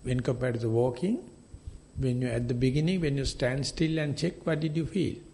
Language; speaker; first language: English; non-native, local second language; Sinhala